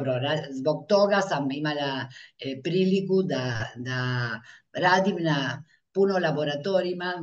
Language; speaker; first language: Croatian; early bilingual, heritage; Croatian